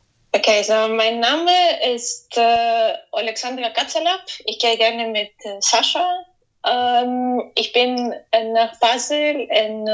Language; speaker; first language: German; non-native, fluent; Ukrainian